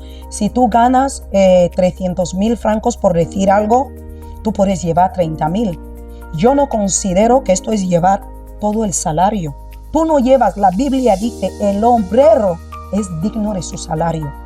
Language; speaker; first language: Spanish; non-native, local second language; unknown